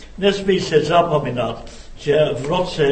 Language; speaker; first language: Czech; non-native, fluent; English